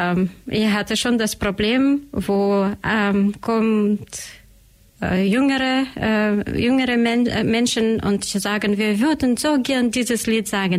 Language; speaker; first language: German; non-native, learner; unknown